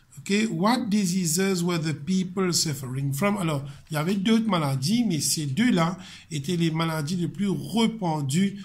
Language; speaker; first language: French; non-native, local second language; Morisyen